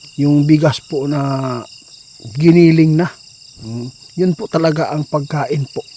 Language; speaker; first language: Filipino; non-native, local second language; Cebuano